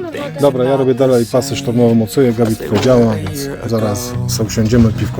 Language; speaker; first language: Polish; native; Polish